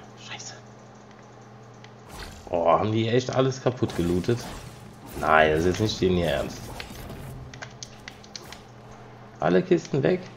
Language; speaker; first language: German; native; German